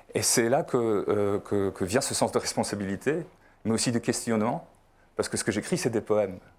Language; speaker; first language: French; non-native, fluent; Polish